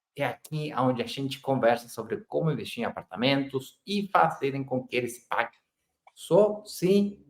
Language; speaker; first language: Portuguese; non-native, fluent; Spanish